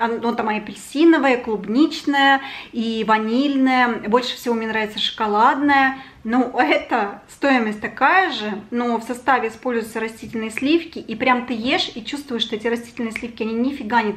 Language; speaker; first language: Russian; native; Russian